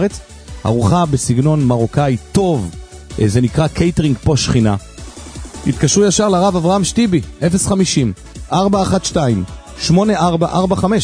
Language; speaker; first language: Hebrew; native; Hebrew